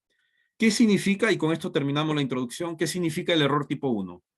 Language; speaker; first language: Spanish; native; Spanish